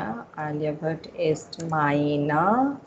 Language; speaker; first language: German; non-native, fluent; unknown